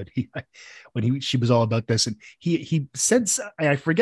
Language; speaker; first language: English; native; English